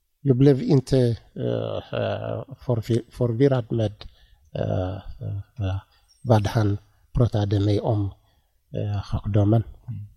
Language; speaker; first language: Swedish; non-native, learner; Tigrinya